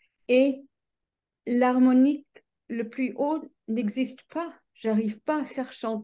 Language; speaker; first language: French; non-native, fluent; English